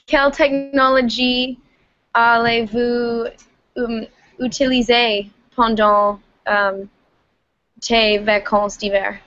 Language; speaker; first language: French; non-native, learner; English